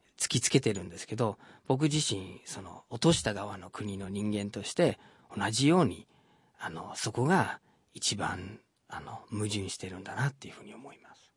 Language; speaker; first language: Japanese; non-native, fluent; English